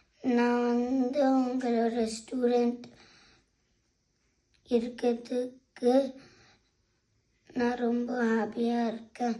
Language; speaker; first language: Tamil; early bilingual, heritage; Tamil